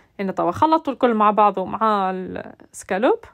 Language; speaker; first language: Arabic; native; Arabic